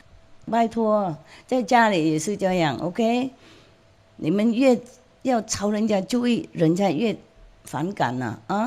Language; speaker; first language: Chinese; non-native, fluent; Vietnamese